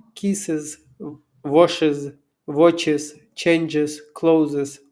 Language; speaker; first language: English; non-native, fluent; Ukrainian